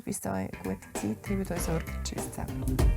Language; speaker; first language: German; native; German